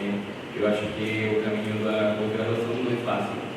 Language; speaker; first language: Portuguese; non-native, fluent; Spanish